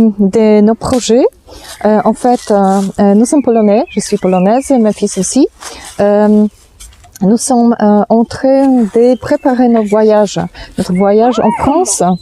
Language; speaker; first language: French; non-native, fluent; Polish